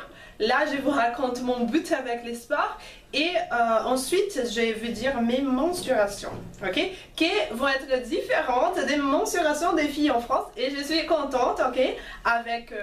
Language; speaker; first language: French; non-native, fluent; Portuguese